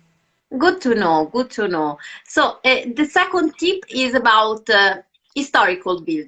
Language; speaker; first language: English; non-native, fluent; Italian